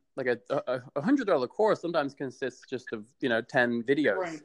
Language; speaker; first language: English; native; English